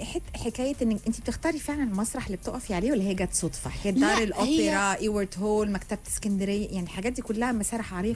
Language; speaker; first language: Arabic; native; Arabic